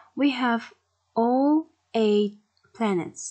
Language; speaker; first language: English; non-native, learner; Kazakh